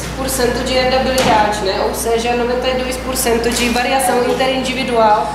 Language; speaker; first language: Portuguese; non-native, fluent; Czech